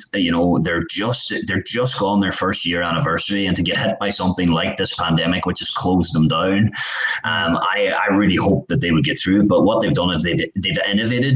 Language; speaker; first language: English; native; English